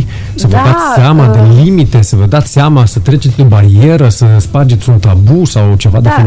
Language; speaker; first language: Romanian; native; Romanian